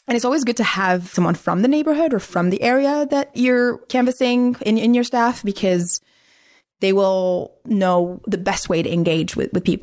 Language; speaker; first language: English; non-native, fluent; Arabic